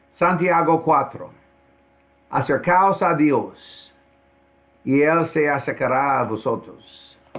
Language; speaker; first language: Spanish; non-native, fluent; English